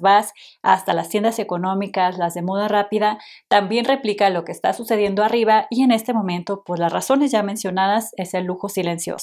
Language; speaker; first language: Spanish; native; Spanish